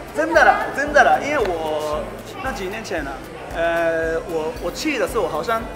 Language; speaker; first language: Chinese; non-native, fluent; Japanese